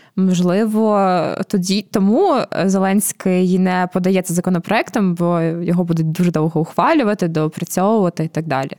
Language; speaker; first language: Ukrainian; native; Ukrainian